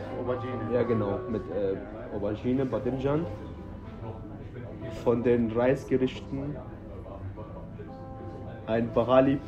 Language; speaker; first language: German; non-native, learner; Urdu